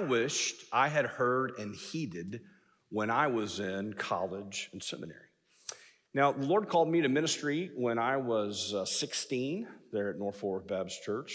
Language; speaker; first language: English; native; English